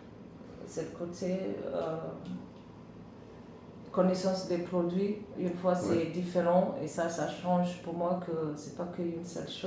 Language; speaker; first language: French; non-native, learner; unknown